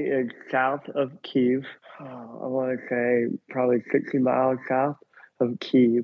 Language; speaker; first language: English; native; English